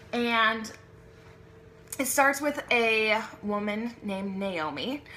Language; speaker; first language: English; native; English